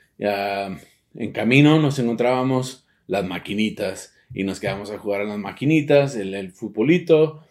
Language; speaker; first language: Spanish; early bilingual, heritage; Spanish